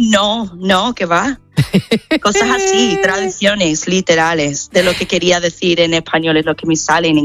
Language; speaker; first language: Spanish; non-native, fluent; English